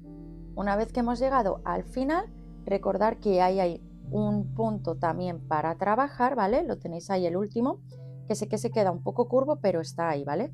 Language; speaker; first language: Spanish; native; Spanish